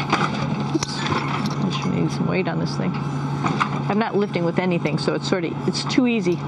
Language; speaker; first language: English; native; English